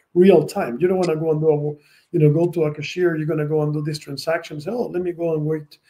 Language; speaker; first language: English; non-native, fluent; Spanish